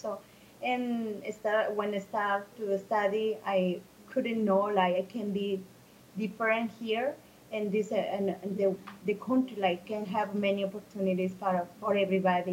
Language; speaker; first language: English; non-native, learner; Spanish